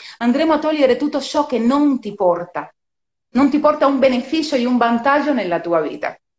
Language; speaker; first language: Italian; non-native, fluent; Spanish